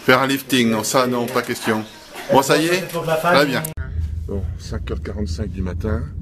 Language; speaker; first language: French; native; French